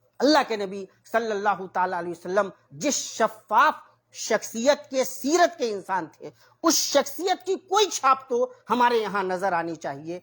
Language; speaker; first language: Urdu; native; Urdu